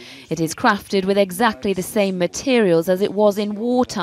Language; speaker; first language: English; native; English